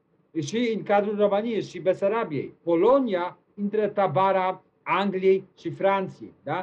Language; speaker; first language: Romanian; non-native, learner; Polish